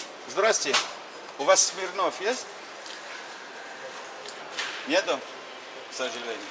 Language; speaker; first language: Russian; non-native, fluent; English